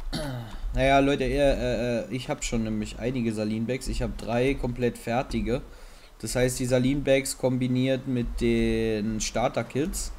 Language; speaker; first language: German; native; German